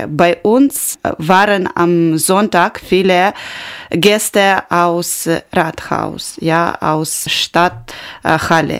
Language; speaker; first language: German; non-native, learner; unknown